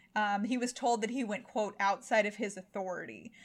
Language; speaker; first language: English; native; English